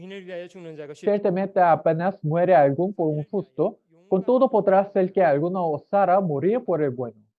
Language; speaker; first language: Spanish; non-native, learner; Korean